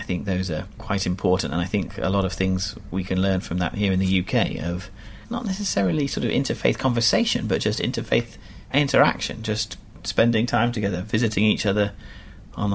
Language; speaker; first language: English; native; English